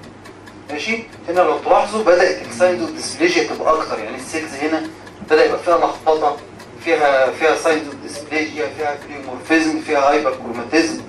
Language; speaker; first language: Arabic; native; Arabic